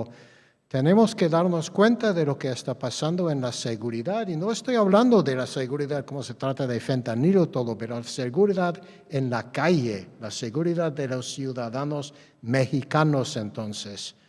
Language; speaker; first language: Spanish; non-native, fluent; English